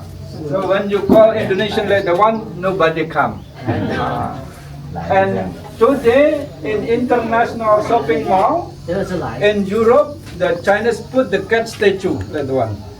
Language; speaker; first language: English; non-native, learner; Indonesian